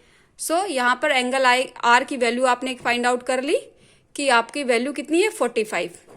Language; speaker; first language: Hindi; native; Hindi